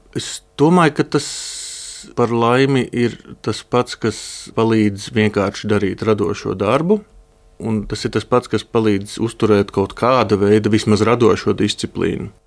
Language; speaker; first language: Latvian; native; Latvian